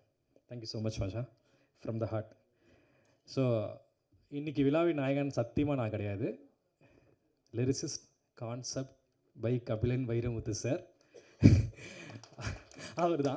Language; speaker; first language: Tamil; native; Tamil